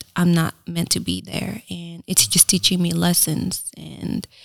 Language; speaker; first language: English; early bilingual, other home language; Filipino